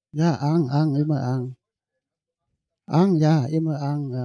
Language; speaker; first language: German; non-native, learner; Thai